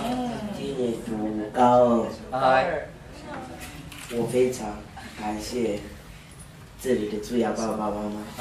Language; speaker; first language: Chinese; non-native, fluent; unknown